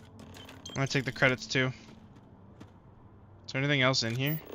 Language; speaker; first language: English; native; English